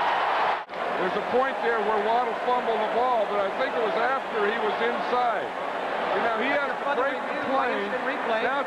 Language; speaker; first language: English; native; English